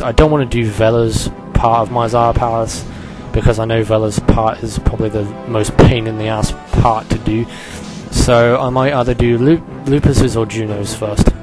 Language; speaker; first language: English; native; English